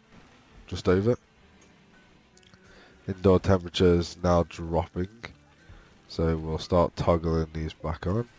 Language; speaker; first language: English; native; English